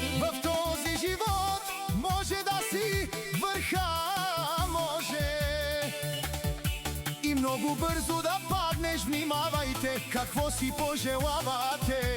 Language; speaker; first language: Bulgarian; non-native, local second language; Romany